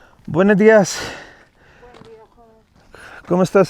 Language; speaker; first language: Spanish; non-native, learner; Hindi